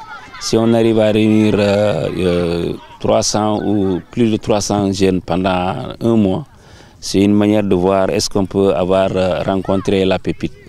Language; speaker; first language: French; non-native, local second language; Wolof